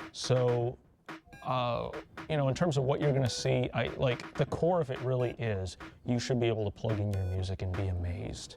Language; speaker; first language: English; native; English